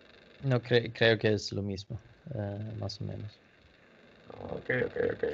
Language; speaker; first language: Spanish; non-native, learner; Danish